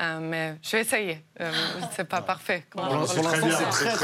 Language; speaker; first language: French; non-native, learner; Norwegian